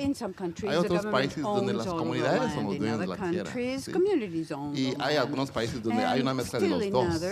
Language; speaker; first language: Spanish; non-native, fluent; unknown